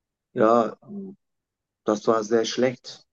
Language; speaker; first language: German; non-native, learner; Turkish